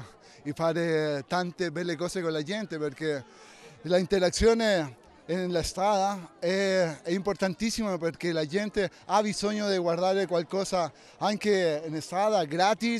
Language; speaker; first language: Italian; non-native, fluent; Spanish